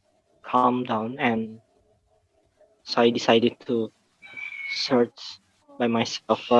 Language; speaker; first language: English; non-native, learner; Indonesian